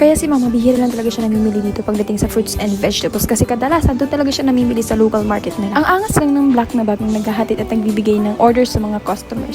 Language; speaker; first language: Filipino; native; Filipino